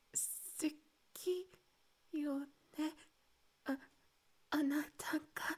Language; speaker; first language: Japanese; non-native, learner; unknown